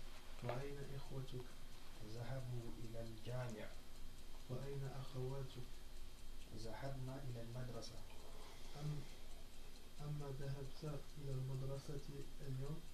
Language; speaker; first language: Arabic; non-native, learner; French